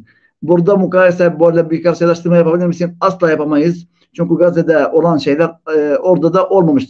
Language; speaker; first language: Turkish; non-native, fluent; Arabic